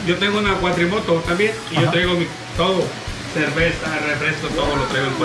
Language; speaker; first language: Spanish; native; Spanish